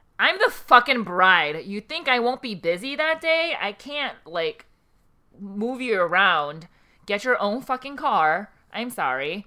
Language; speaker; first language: English; early bilingual, other home language; Korean